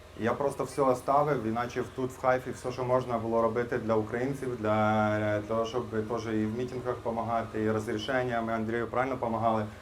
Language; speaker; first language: Ukrainian; non-native, local second language; Russian